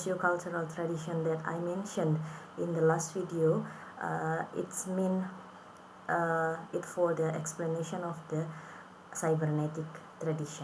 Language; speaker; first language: English; non-native, fluent; Indonesian